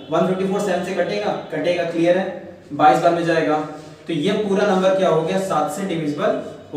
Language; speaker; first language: Hindi; native; Hindi